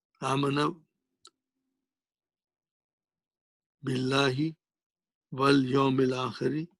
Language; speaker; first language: Arabic; non-native, fluent; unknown